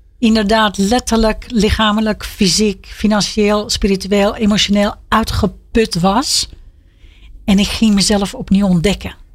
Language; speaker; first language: Dutch; non-native, fluent; Persian